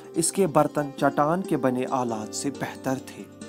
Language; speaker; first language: Urdu; non-native, local second language; Kashmiri